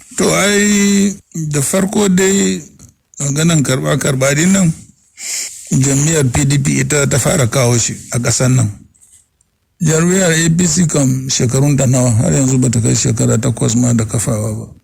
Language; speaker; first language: Hausa; non-native, local second language; Fula